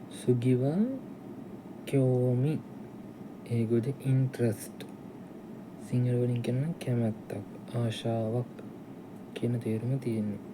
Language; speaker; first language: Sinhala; native; Sinhala